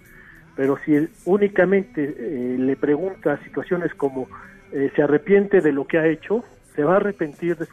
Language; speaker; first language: Spanish; native; Spanish